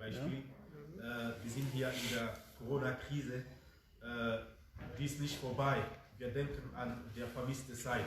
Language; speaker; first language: German; non-native, fluent; Fula